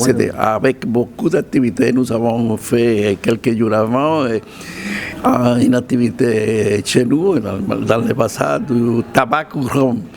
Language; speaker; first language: French; non-native, fluent; Spanish